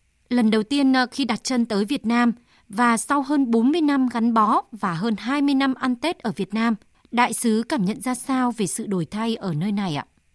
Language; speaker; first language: Vietnamese; native; Vietnamese